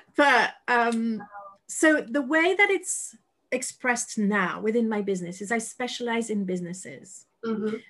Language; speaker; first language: English; non-native, fluent; French